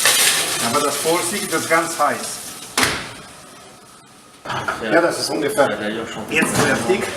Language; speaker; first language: German; non-native, learner; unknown